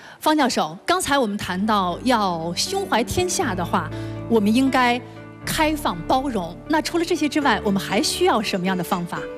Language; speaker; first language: Chinese; native; Chinese